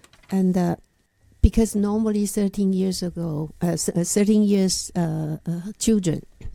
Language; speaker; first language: English; non-native, learner; Chinese